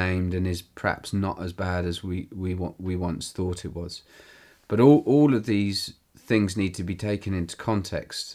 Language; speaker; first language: English; native; English